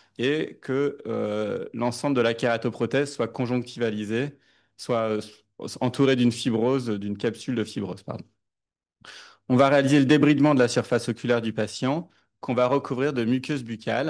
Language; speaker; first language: French; native; French